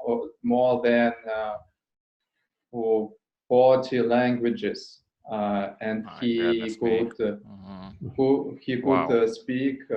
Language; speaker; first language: English; non-native, learner; Russian